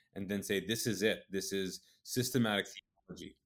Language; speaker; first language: English; early bilingual, other home language; Urdu